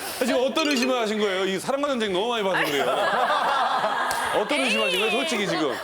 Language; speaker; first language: Korean; native; Korean